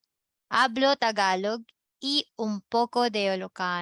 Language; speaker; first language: Spanish; non-native, fluent; Filipino